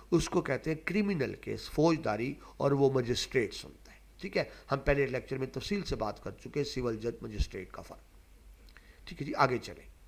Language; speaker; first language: Urdu; non-native, local second language; Punjabi